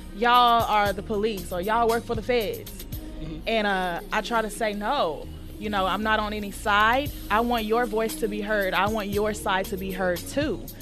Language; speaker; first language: English; native; English